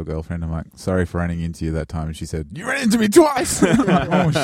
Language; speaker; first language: English; native; English